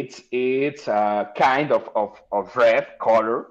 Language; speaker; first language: English; non-native, learner; Spanish